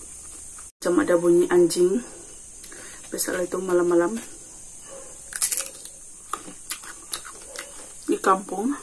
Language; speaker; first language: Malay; non-native, local second language; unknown